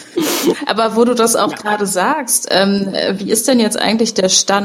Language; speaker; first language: German; native; German